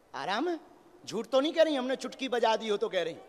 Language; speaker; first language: Hindi; native; Hindi